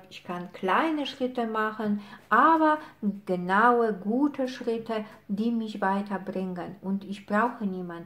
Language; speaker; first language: German; non-native, fluent; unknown